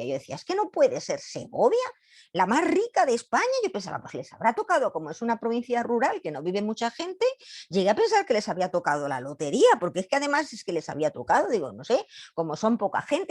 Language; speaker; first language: Spanish; native; Spanish